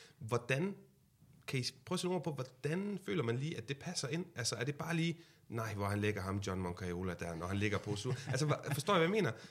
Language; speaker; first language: Danish; native; Danish